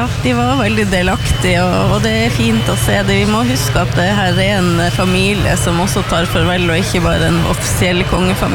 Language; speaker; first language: Norwegian; native; Norwegian